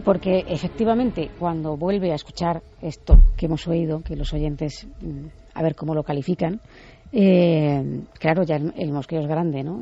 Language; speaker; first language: Spanish; native; Spanish